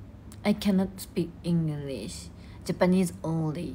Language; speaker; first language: English; non-native, learner; Japanese